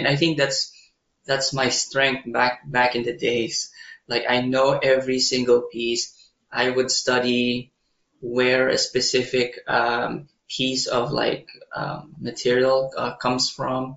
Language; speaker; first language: English; non-native, local second language; Filipino